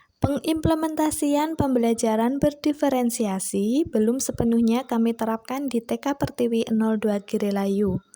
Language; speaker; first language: Indonesian; native; Indonesian